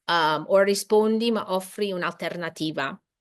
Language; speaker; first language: Italian; non-native, fluent; English